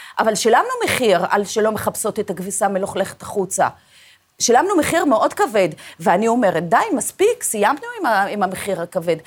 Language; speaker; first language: Hebrew; non-native, local second language; Arabic